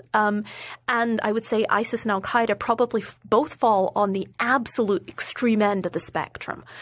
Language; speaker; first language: English; native; English